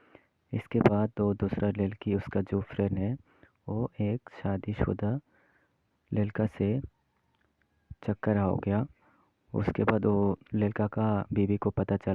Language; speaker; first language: Hindi; non-native, local second language; Kok Borok